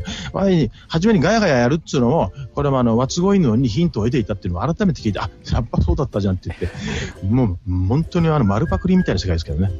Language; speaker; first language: Japanese; native; Japanese